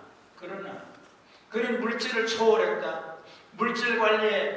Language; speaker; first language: Korean; native; Korean